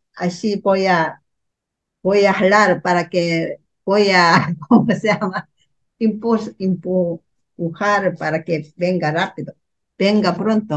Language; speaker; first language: Spanish; non-native, learner; Korean